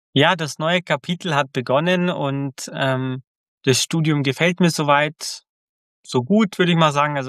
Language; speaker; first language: German; early bilingual, other home language; Croatian